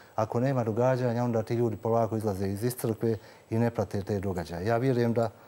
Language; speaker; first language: Croatian; native; Croatian